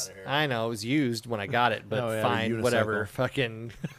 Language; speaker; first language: English; native; English